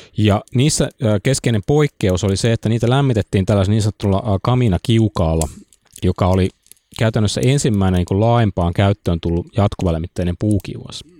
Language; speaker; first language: Finnish; native; Finnish